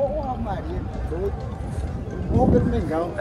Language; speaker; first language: Portuguese; native; Portuguese